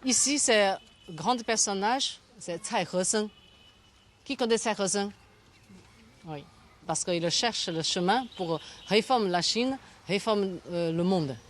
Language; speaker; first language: French; non-native, fluent; Chinese